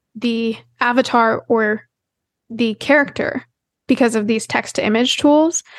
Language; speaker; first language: English; native; English